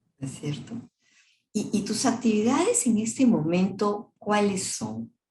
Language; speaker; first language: Spanish; native; Spanish